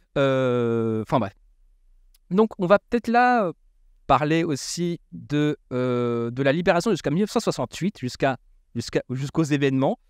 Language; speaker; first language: French; native; French